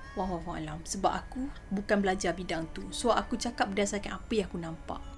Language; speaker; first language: Malay; native; Malay